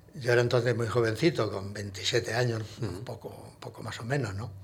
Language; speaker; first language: Spanish; native; Spanish